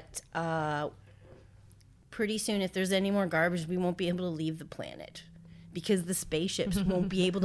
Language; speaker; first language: English; native; English